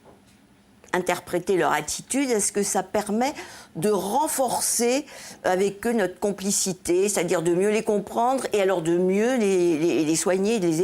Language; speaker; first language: French; native; French